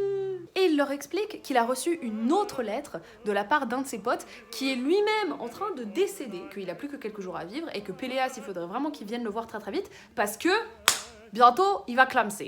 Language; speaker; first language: French; native; French